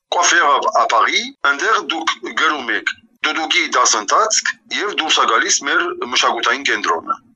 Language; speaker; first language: Armenian; early bilingual, heritage; Armenian